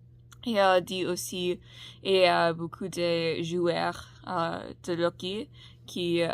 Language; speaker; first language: French; non-native, learner; English